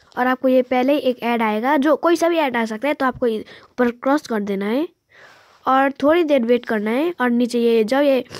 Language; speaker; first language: Hindi; native; Hindi